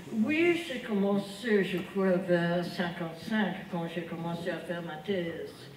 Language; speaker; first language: French; non-native, fluent; English